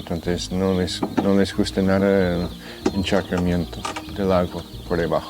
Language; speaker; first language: Spanish; non-native, fluent; English